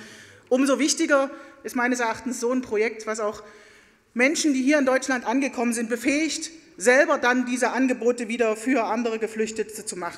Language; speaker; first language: German; native; German